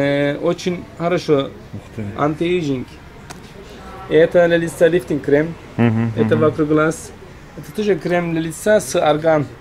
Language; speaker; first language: Russian; non-native, learner; Turkish